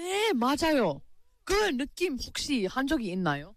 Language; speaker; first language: Korean; non-native, learner; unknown